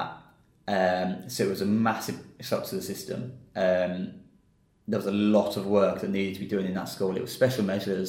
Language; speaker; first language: English; native; English